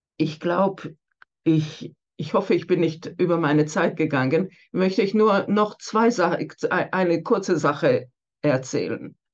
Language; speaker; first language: German; non-native, fluent; Hebrew